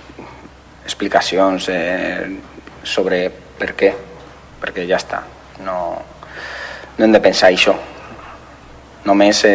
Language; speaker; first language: Catalan; non-native, fluent; Spanish